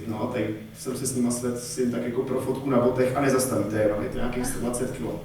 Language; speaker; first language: Czech; native; Czech